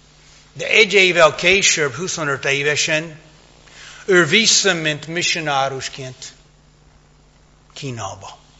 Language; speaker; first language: Hungarian; non-native, fluent; English